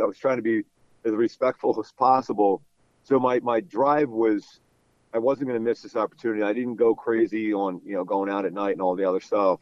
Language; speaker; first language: English; native; English